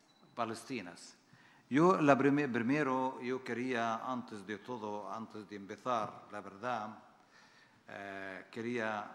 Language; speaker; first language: Spanish; non-native, fluent; Arabic